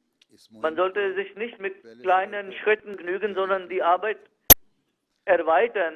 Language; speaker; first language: German; non-native, fluent; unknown